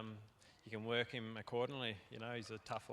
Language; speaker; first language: English; native; English